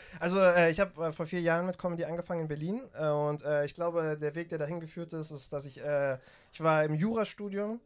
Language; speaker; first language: German; native; German